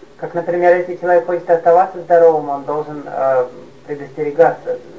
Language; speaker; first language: Russian; native; Russian